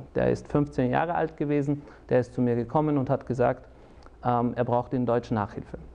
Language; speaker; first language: German; early bilingual, other home language; Turkish